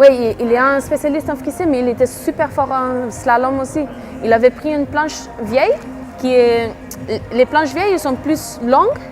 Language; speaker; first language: French; non-native, fluent; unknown